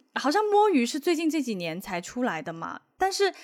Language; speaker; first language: Chinese; native; Chinese